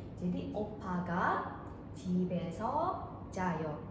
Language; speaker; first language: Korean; non-native, fluent; Indonesian